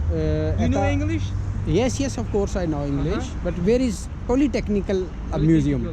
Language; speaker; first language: English; non-native, learner; Urdu